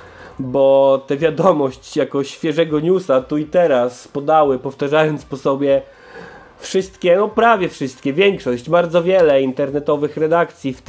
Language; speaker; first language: Polish; native; Polish